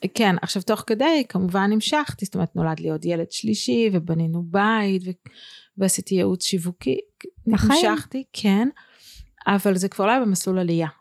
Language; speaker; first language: Hebrew; native; Hebrew